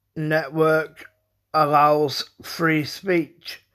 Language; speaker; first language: English; native; English